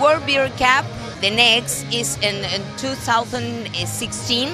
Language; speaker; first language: English; non-native, learner; Spanish